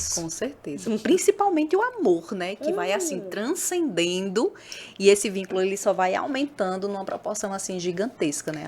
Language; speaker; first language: Portuguese; native; Portuguese